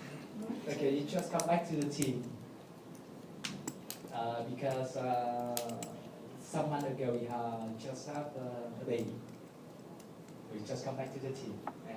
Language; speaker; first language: English; non-native, learner; Vietnamese